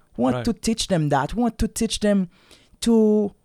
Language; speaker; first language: English; non-native, fluent; Haitian Creole